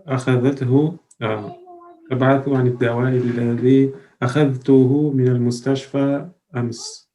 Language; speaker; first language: Arabic; non-native, learner; French